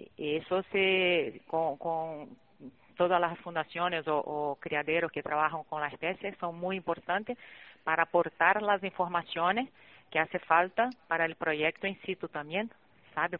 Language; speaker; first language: Spanish; non-native, fluent; Portuguese